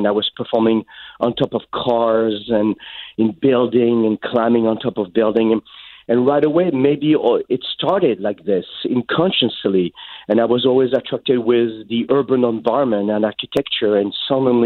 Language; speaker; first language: English; non-native, fluent; French